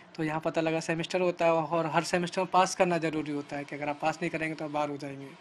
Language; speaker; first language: Hindi; native; Hindi